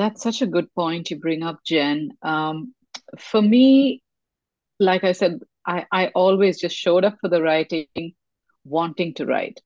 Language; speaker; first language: English; non-native, local second language; Tamil